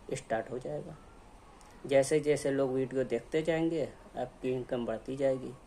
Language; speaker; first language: Hindi; native; Hindi